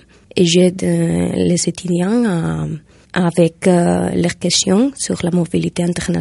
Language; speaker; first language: French; non-native, fluent; Spanish